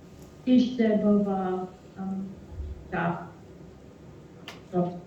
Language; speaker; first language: German; non-native, fluent; French